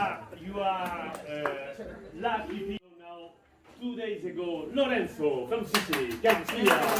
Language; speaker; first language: English; non-native, fluent; Italian